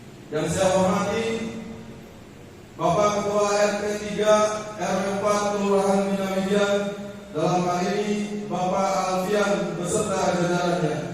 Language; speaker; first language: Indonesian; native; Indonesian